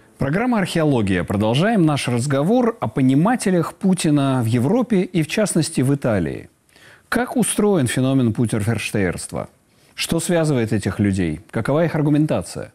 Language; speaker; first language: Russian; native; Russian